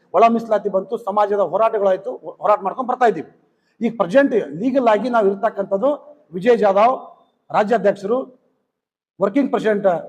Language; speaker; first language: Kannada; non-native, local second language; Lambadi